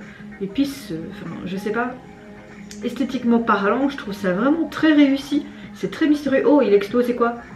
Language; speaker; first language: French; native; French